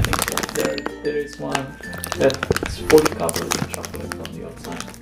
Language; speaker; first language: English; non-native, fluent; Romanian